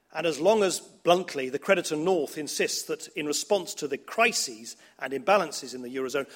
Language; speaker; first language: English; early bilingual, other home language; Dutch